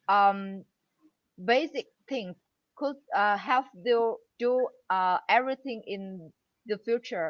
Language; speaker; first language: English; non-native, learner; Vietnamese